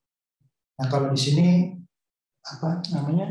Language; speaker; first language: Indonesian; native; Indonesian